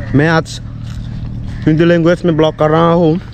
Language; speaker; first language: Hindi; non-native, learner; Chakma